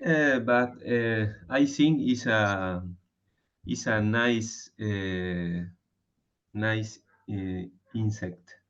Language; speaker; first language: English; non-native, learner; Spanish